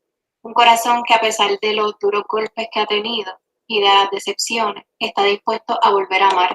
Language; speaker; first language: Spanish; native; Spanish